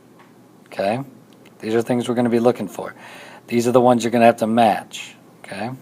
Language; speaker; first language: English; native; English